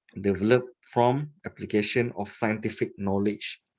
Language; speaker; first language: English; non-native, local second language; Malay